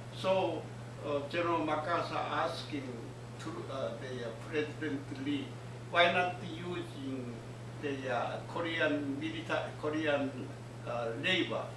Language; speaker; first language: English; non-native, learner; Korean